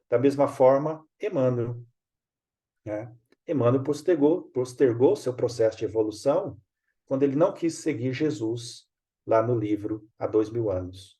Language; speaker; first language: Portuguese; native; Portuguese